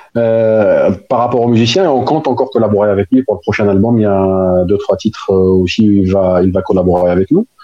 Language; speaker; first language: French; non-native, local second language; Arabic